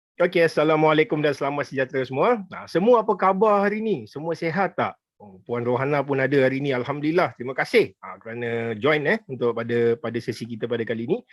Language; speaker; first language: Malay; native; Malay